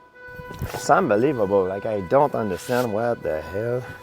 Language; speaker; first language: English; non-native, fluent; French